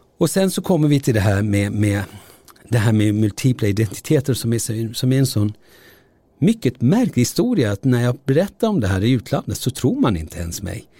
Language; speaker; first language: Swedish; early bilingual, other home language; Turoyo